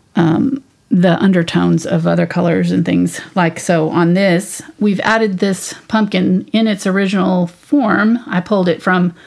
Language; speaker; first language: English; native; English